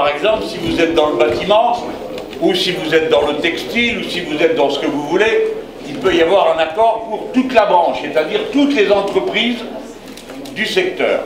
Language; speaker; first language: French; native; French